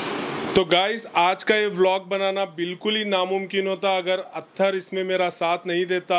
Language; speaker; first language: Hindi; native; Hindi